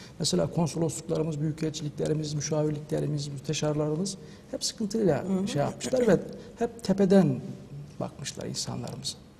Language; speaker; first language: Turkish; native; Turkish